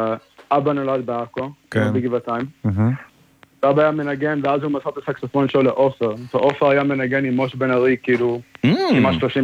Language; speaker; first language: Hebrew; early bilingual, heritage; English